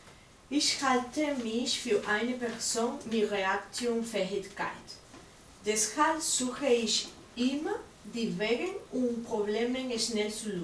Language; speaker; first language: German; non-native, learner; Spanish